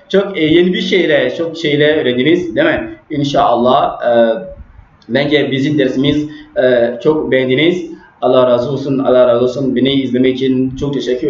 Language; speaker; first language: Turkish; non-native, learner; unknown